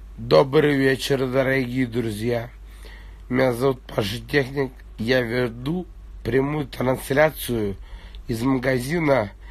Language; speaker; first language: Russian; native; Russian